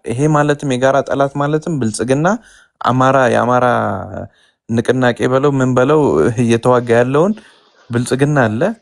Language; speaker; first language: Amharic; non-native, local second language; Tigrinya